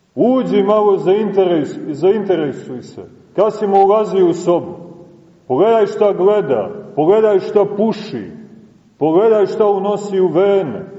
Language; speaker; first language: Serbian; native; Serbian